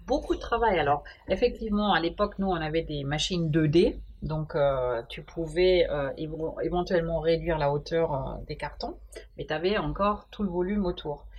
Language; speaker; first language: French; non-native, fluent; German